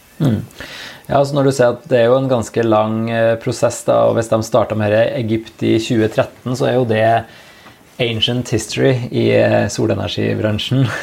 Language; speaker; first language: Norwegian; native; Norwegian